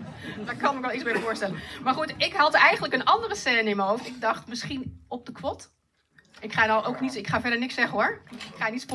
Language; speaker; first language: Dutch; native; Dutch